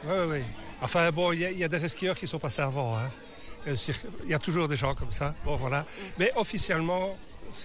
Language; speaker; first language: French; native; French